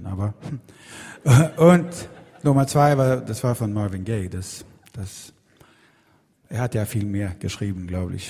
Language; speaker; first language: German; non-native, fluent; Swedish